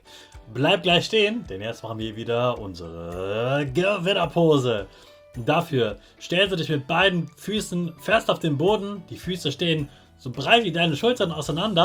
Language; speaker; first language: German; native; German